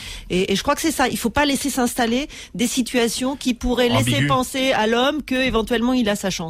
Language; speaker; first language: French; native; French